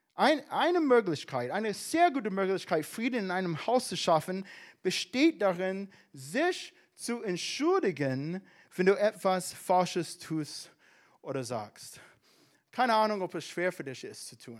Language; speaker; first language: German; non-native, fluent; English